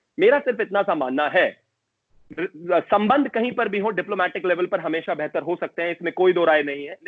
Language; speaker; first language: Hindi; native; Hindi